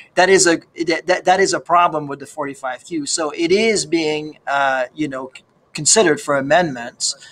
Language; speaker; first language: English; native; English